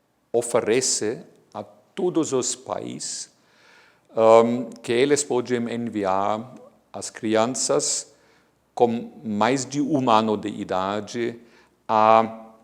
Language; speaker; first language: Portuguese; non-native, fluent; German